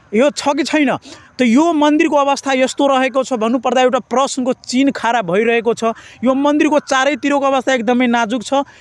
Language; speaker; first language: Nepali; non-native, local second language; Maithili